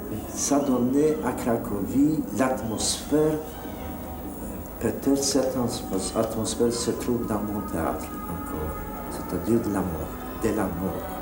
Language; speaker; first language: French; non-native, fluent; Polish